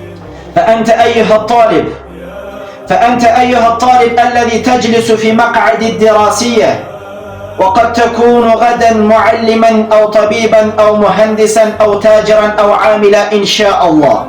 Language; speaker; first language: Arabic; non-native, learner; Urdu